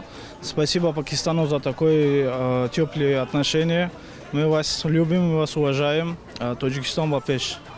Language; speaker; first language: Russian; non-native, local second language; Tajik